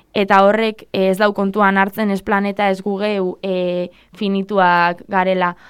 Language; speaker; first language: Basque; native; Basque